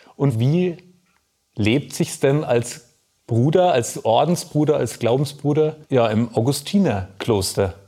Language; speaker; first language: German; native; German